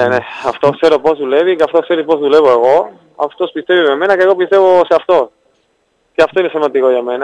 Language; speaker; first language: Greek; non-native, learner; Spanish